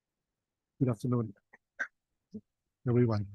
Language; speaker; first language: English; non-native, learner; Thai